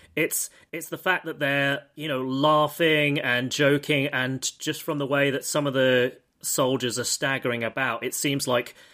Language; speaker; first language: English; native; English